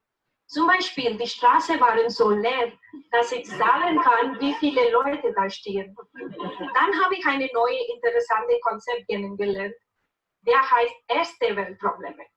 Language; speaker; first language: German; non-native, learner; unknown